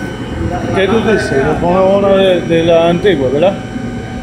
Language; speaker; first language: Spanish; non-native, learner; English